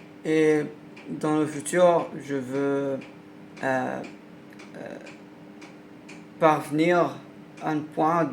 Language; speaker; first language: French; non-native, learner; Arabic